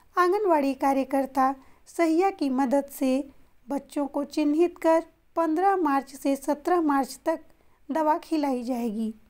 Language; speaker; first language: Hindi; native; Hindi